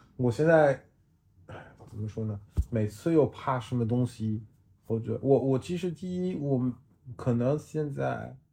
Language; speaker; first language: Chinese; non-native, fluent; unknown